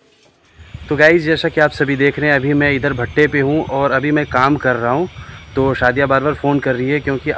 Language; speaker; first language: Hindi; native; Hindi